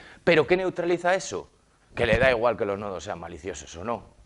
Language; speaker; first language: Spanish; native; Spanish